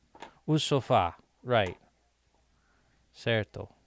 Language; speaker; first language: Portuguese; non-native, learner; English